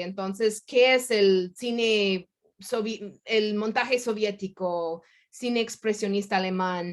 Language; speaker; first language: Spanish; non-native, fluent; English